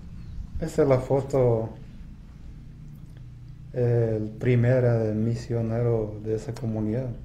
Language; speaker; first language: Spanish; non-native, local second language; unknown